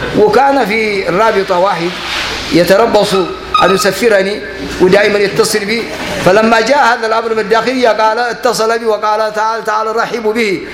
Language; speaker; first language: Arabic; non-native, fluent; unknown